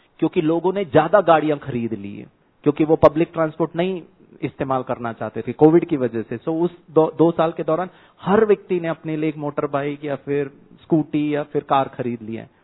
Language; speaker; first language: Hindi; non-native, local second language; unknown